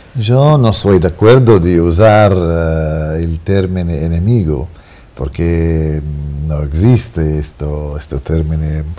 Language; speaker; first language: Spanish; non-native, fluent; Arabic